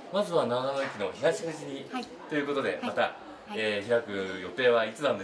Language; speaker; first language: Japanese; native; Japanese